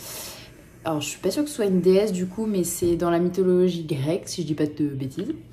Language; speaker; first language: French; native; French